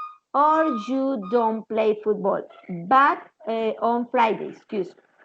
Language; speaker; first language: English; non-native, learner; Spanish